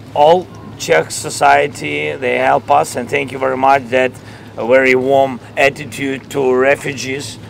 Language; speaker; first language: English; non-native, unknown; Russian